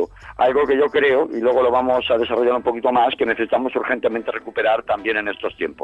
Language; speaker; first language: Spanish; native; Spanish